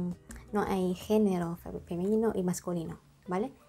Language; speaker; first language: Spanish; non-native, learner; Indonesian